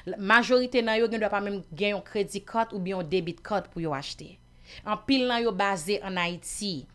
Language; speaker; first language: Haitian Creole; native; Haitian Creole